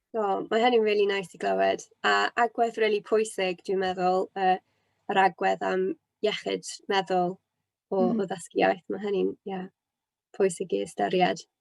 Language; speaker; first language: Welsh; non-native, local second language; English